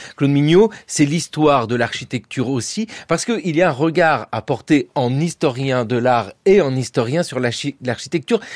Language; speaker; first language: French; native; French